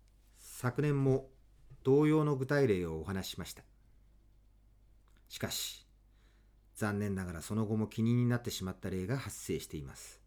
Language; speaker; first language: Japanese; native; Japanese